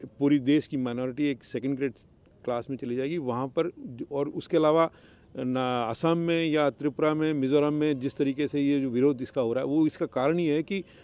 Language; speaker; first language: Hindi; native; Hindi